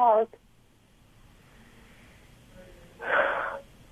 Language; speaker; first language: English; non-native, fluent; Ukrainian